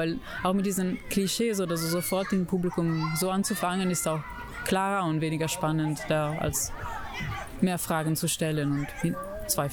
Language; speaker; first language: German; non-native, fluent; Italian